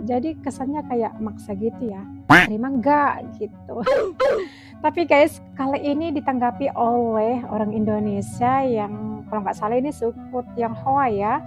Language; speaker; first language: Indonesian; native; Indonesian